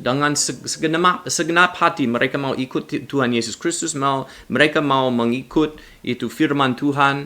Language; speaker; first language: Indonesian; non-native, learner; English